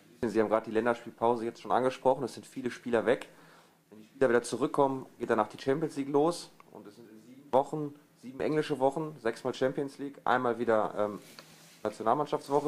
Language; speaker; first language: German; native; German